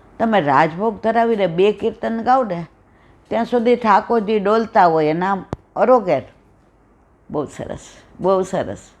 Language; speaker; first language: Gujarati; native; Gujarati